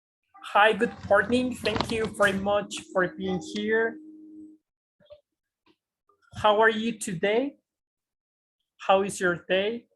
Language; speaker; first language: English; non-native, fluent; Spanish